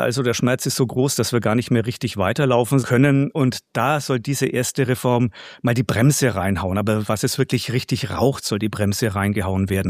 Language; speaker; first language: German; native; German